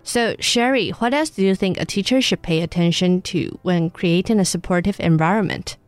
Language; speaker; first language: English; non-native, fluent; Chinese